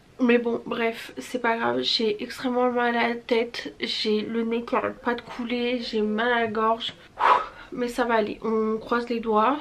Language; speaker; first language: French; early bilingual, other home language; Portuguese